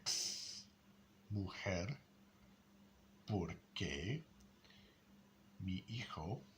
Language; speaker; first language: Spanish; non-native, learner; English